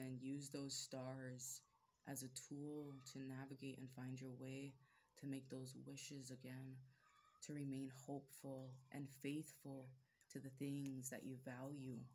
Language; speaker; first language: English; native; English